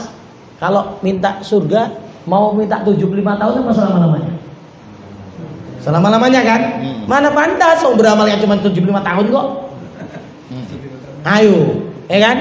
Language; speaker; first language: Indonesian; native; Indonesian